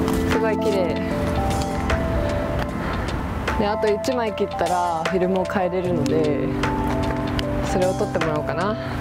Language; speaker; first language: Japanese; early bilingual, heritage; Japanese